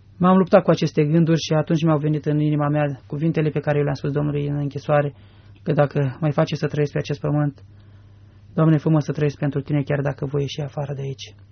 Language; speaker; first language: Romanian; native; Romanian